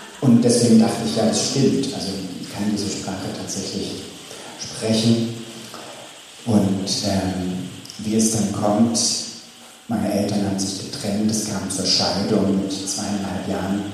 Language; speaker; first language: German; early bilingual, other home language; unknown